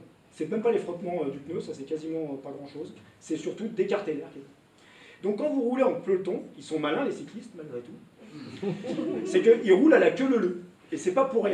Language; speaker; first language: French; native; French